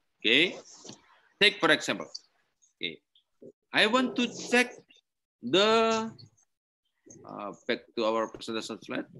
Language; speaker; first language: English; non-native, learner; Indonesian